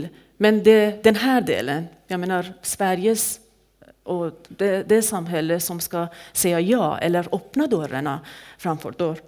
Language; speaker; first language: Swedish; non-native, fluent; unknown